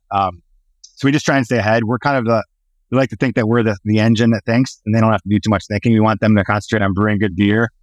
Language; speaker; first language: English; native; English